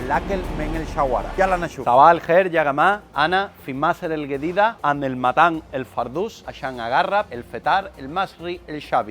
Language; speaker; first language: Arabic; non-native, learner; Spanish